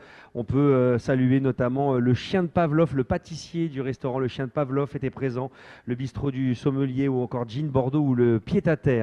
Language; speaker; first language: French; native; French